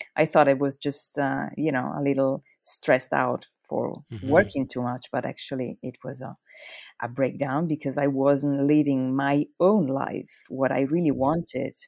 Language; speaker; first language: English; non-native, fluent; Italian